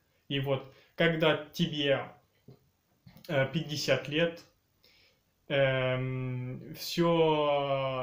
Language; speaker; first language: Russian; early bilingual, heritage; French